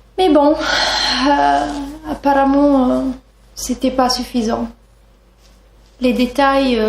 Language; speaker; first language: French; non-native, fluent; Italian